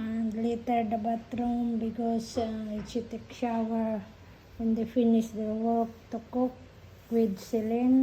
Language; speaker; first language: English; non-native, learner; Filipino